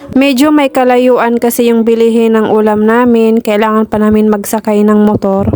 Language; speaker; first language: Filipino; non-native, local second language; Cebuano